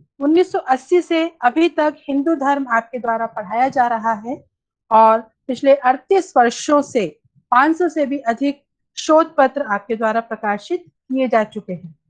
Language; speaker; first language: Hindi; native; Hindi